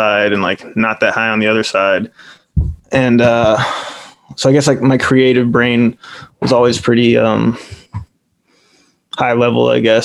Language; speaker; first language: English; native; English